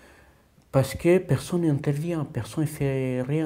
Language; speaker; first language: French; non-native, fluent; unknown